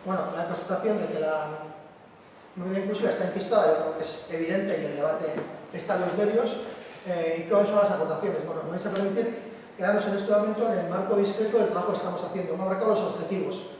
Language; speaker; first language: Spanish; native; Spanish